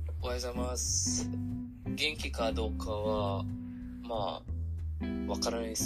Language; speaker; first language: Japanese; non-native, learner; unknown